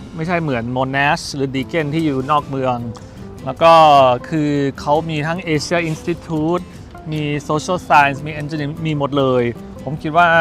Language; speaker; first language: Thai; non-native, fluent; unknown